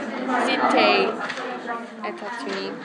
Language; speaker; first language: French; non-native, learner; English